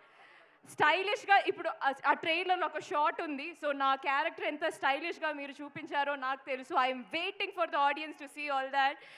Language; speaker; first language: Telugu; non-native, learner; Malayalam